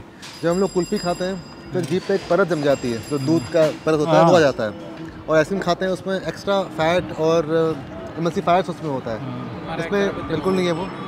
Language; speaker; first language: Hindi; native; Hindi